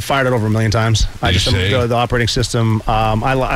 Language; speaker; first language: English; native; English